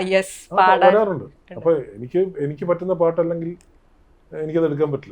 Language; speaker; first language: Malayalam; native; Malayalam